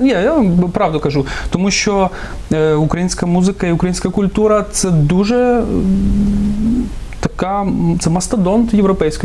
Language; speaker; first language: Ukrainian; non-native, local second language; Russian